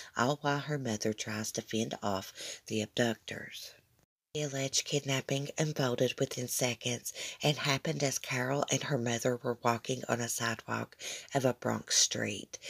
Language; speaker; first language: English; native; English